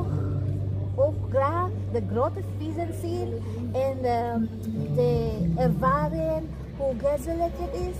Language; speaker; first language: Dutch; non-native, learner; Filipino